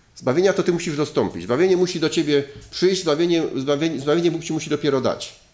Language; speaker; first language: Polish; native; Polish